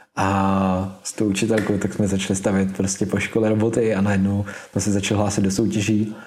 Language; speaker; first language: Czech; native; Czech